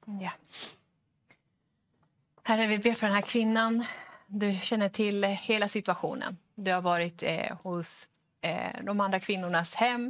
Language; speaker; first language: Swedish; native; Swedish